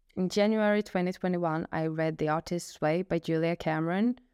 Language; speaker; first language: English; non-native, fluent; Swedish